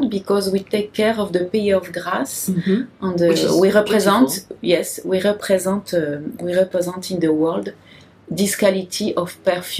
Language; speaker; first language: English; non-native, learner; French